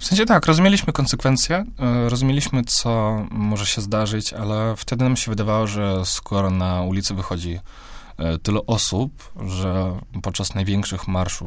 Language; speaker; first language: Polish; non-native, fluent; Russian